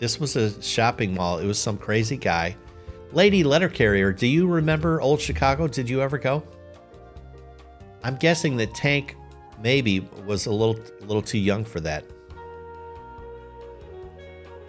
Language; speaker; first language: English; native; English